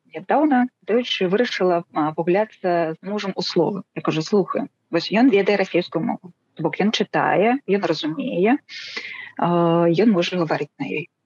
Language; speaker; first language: Belarusian; non-native, local second language; Russian